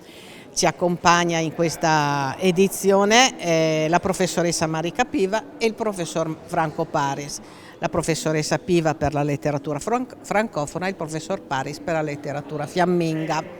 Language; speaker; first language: Italian; native; Italian